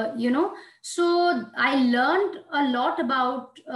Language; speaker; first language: English; non-native, local second language; Hindi